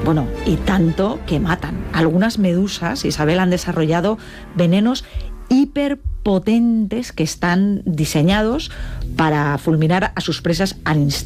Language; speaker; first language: Spanish; native; Spanish